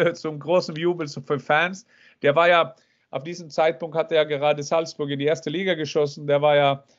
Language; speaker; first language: German; non-native, fluent; Norwegian